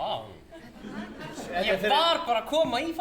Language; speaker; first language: Icelandic; non-native, fluent; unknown